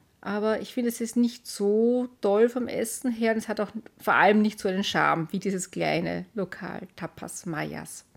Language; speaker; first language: German; native; German